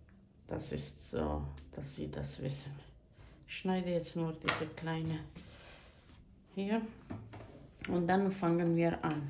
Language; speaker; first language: German; non-native, fluent; Croatian